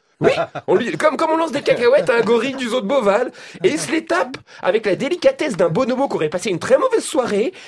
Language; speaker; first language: French; native; French